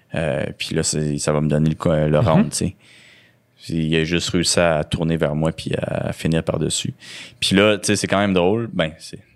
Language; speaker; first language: French; native; French